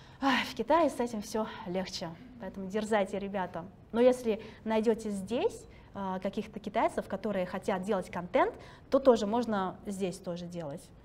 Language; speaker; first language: Russian; early bilingual, other home language; Chinese